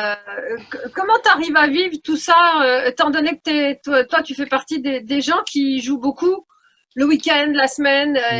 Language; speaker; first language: French; native; French